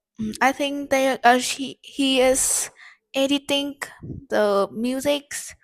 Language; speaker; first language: English; non-native, learner; Vietnamese